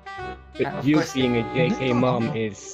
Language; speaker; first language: English; non-native, fluent; Dutch